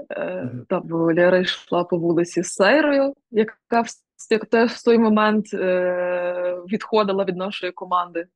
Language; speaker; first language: Ukrainian; native; Ukrainian